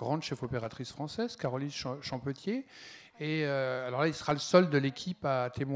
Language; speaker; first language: French; native; French